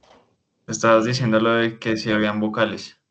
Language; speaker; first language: Spanish; native; Spanish